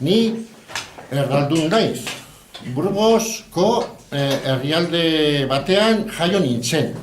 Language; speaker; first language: Basque; non-native, learner; Spanish